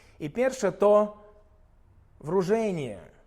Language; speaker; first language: Polish; non-native, fluent; Ukrainian